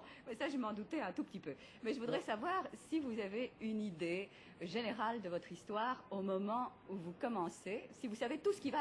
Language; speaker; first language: French; native; French